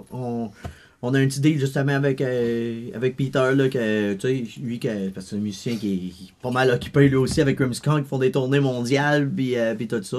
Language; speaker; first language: French; early bilingual, other home language; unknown